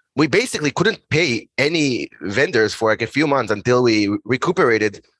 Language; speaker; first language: English; non-native, fluent; Hebrew